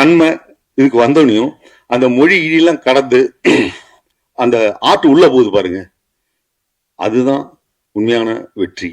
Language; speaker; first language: Tamil; native; Tamil